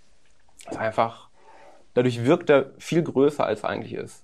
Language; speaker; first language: German; native; German